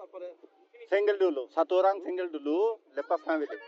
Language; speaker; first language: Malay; non-native, learner; Bangla